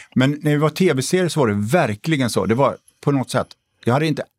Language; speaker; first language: Swedish; native; Swedish